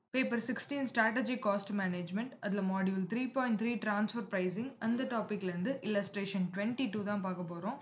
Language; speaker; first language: English; non-native, local second language; Tamil